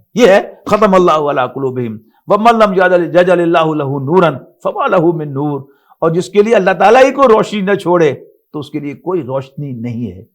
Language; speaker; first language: Urdu; non-native, local second language; Punjabi